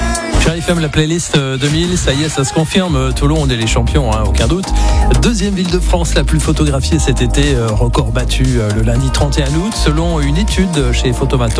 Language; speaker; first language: French; native; French